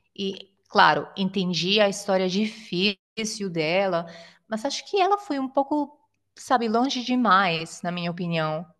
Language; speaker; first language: Portuguese; non-native, fluent; Italian